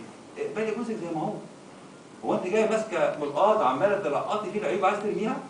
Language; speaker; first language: Arabic; native; Arabic